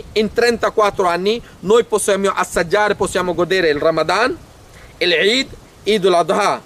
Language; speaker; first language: Italian; non-native, fluent; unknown